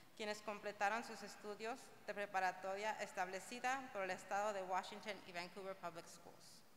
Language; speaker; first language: Spanish; early bilingual, heritage; Spanish